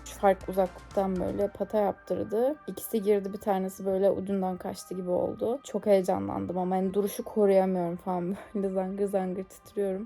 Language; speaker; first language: Turkish; native; Turkish